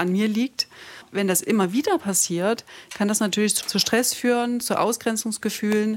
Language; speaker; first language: German; native; German